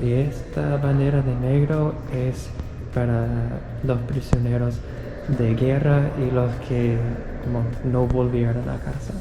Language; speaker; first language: Spanish; non-native, fluent; English